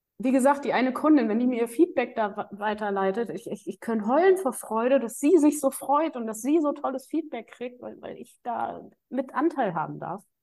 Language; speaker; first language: German; native; German